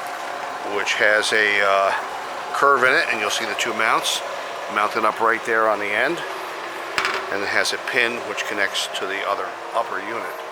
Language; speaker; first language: English; native; English